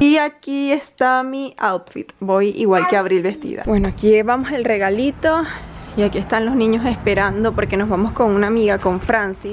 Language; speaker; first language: Spanish; native; Spanish